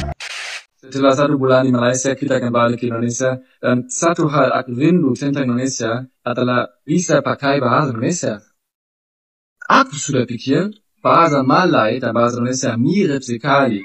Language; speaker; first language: Indonesian; non-native, learner; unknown